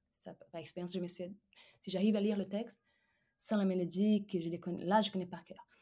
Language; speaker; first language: French; non-native, fluent; Portuguese